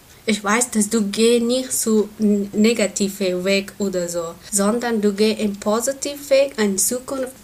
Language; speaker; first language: German; non-native, learner; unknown